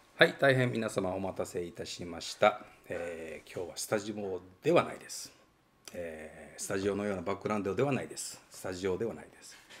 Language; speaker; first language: Japanese; native; Japanese